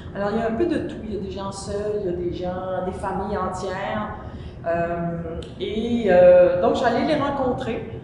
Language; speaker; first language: French; native; French